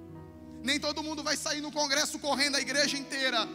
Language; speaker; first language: Portuguese; native; Portuguese